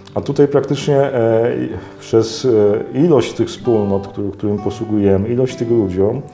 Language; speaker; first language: Polish; native; Polish